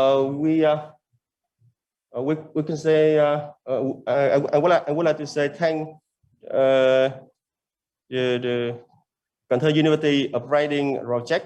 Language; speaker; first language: English; non-native, learner; Vietnamese